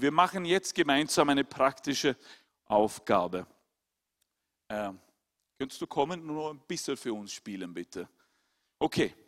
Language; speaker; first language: German; non-native, fluent; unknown